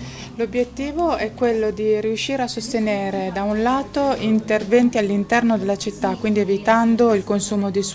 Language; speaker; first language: Italian; native; Italian